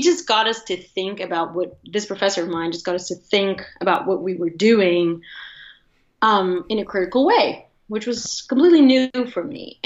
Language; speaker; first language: English; non-native, fluent; Portuguese